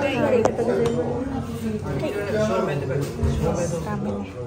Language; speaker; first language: Japanese; non-native, learner; Indonesian